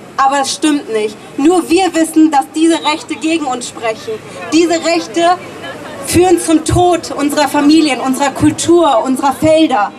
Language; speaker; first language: German; early bilingual, other home language; Punjabi